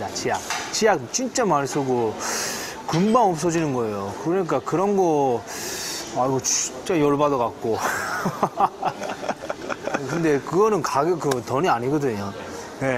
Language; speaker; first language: Korean; early bilingual, heritage; Japanese